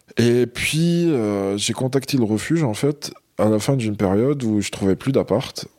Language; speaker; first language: French; non-native, local second language; Arabic